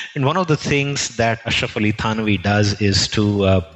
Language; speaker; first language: English; non-native, local second language; Telugu